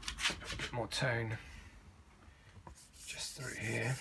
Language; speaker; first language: English; native; English